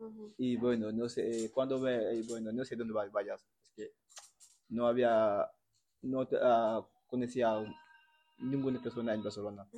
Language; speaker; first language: Spanish; non-native, learner; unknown